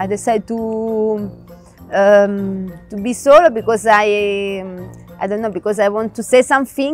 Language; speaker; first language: English; non-native, learner; Italian